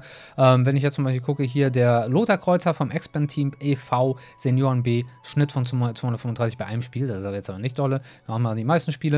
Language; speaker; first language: German; native; German